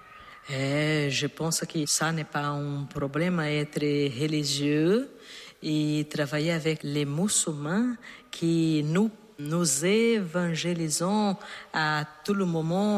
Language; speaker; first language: French; non-native, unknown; Portuguese